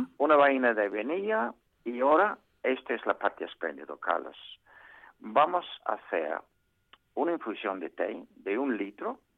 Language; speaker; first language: Spanish; non-native, fluent; English